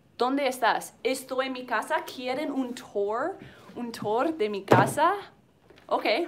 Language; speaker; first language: Spanish; non-native, learner; English